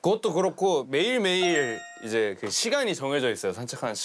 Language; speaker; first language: Korean; native; Korean